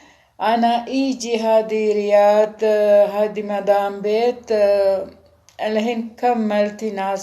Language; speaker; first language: Arabic; non-native, learner; Sinhala